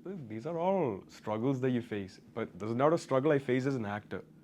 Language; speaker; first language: English; non-native, local second language; Malayalam